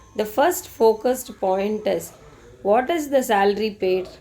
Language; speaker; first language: English; non-native, local second language; Kannada